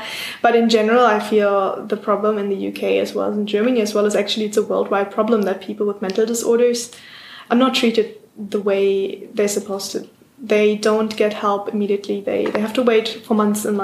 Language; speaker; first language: English; non-native, fluent; German